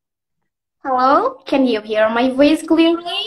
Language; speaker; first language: English; non-native, learner; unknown